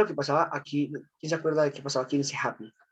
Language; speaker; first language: Spanish; native; Spanish